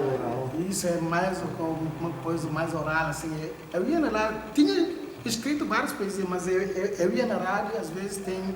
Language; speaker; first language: Portuguese; non-native, local second language; Upper Guinea Crioulo